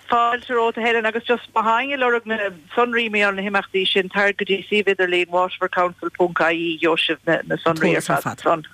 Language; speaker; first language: Irish; non-native, local second language; English